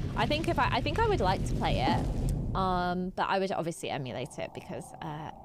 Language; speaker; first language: English; native; English